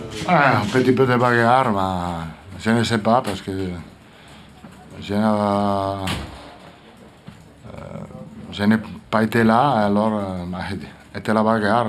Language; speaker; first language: French; non-native, learner; Italian